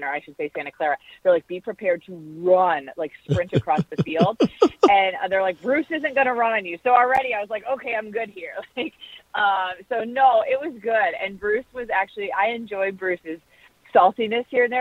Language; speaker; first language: English; native; English